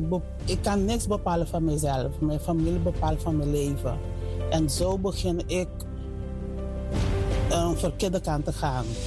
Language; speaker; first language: Dutch; non-native, learner; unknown